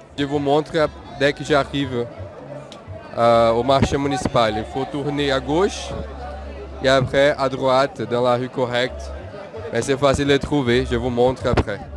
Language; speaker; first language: French; non-native, fluent; Portuguese